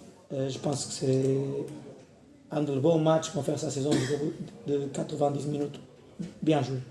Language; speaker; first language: French; non-native, learner; Portuguese